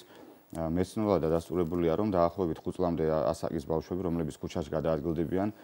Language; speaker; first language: Georgian; native; Georgian